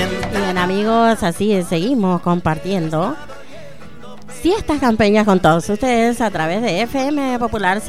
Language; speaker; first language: Spanish; native; Spanish